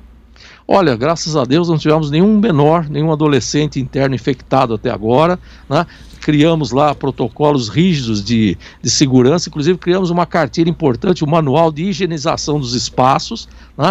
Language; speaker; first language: Portuguese; native; Portuguese